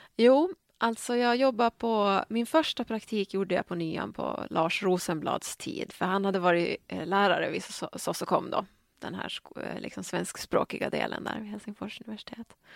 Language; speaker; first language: Swedish; native; Swedish